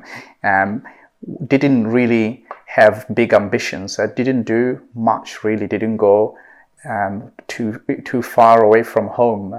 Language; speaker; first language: English; non-native, local second language; Southern Sotho